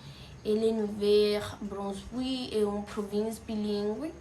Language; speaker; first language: French; non-native, learner; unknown